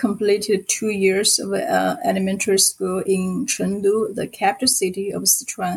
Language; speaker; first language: English; non-native, fluent; Chinese